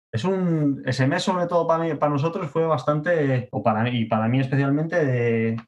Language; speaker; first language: Spanish; native; Spanish